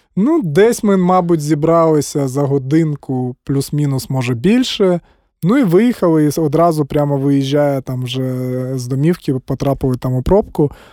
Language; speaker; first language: Ukrainian; non-native, local second language; Russian